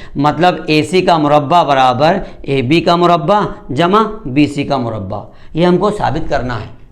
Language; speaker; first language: Urdu; native; Urdu